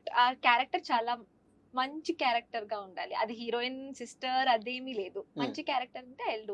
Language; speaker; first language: Telugu; non-native, learner; Kannada